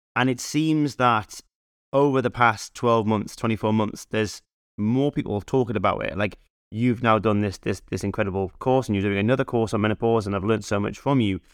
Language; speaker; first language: English; native; English